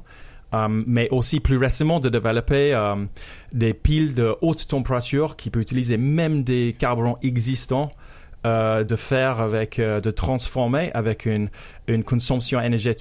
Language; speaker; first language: French; non-native, fluent; English